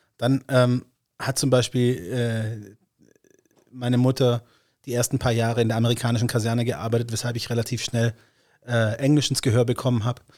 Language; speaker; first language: German; early bilingual, other home language; Tigrinya